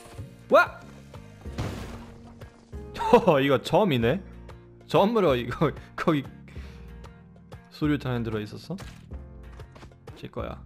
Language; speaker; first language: Korean; non-native, learner; German